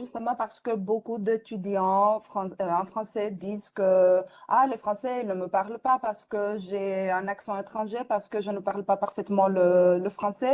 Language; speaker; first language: French; non-native, fluent; Greek